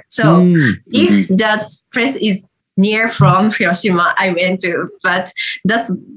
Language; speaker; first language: English; non-native, learner; Japanese